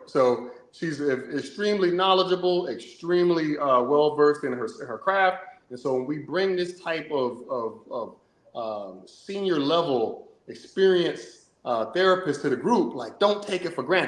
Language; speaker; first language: English; native; English